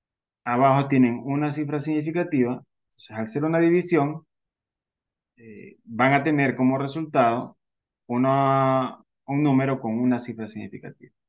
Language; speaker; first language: Spanish; native; Spanish